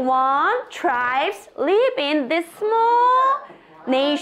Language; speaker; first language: English; non-native, fluent; Korean